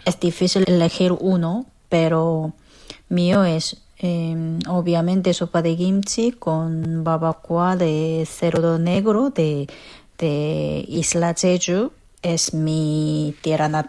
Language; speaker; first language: Spanish; non-native, fluent; Korean